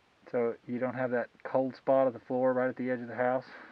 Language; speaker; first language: English; native; English